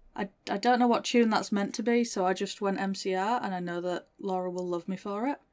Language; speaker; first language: English; native; English